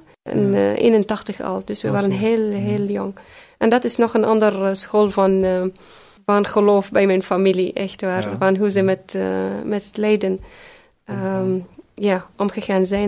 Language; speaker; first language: Dutch; early bilingual, other home language; Arabic